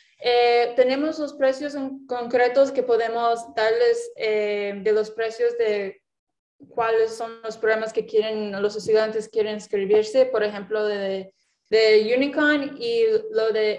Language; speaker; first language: Spanish; non-native, fluent; English